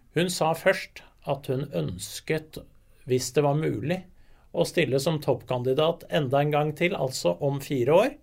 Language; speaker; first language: Norwegian; native; Norwegian